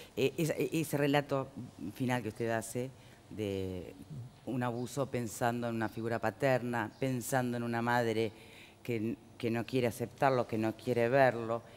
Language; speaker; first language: Spanish; native; Spanish